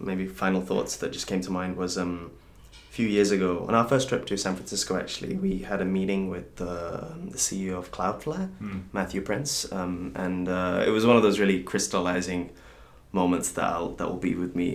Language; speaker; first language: English; native; English